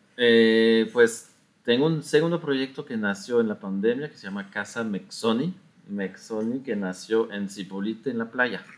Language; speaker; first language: Spanish; non-native, fluent; French